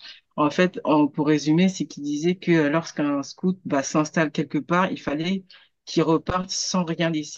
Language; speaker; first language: French; native; French